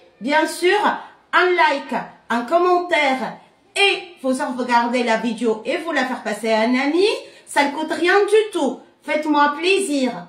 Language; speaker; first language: French; non-native, local second language; Arabic